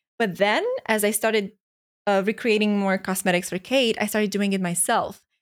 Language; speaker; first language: English; non-native, fluent; Romanian